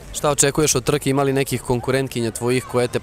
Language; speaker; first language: Serbian; native; Serbian